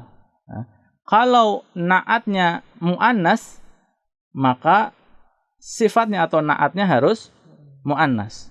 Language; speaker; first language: Indonesian; native; Indonesian